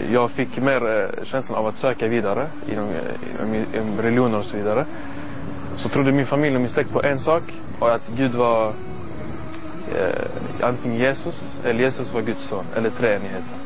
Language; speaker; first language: Swedish; non-native, learner; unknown